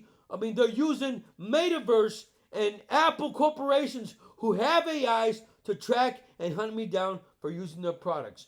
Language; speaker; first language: English; native; English